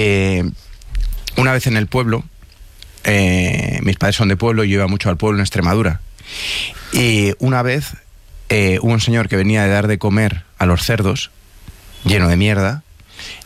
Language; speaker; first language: Spanish; native; Spanish